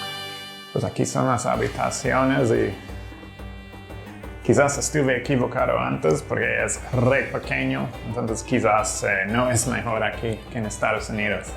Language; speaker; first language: Spanish; non-native, fluent; English